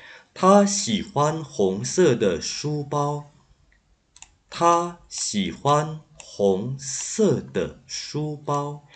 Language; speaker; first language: Chinese; non-native, fluent; Indonesian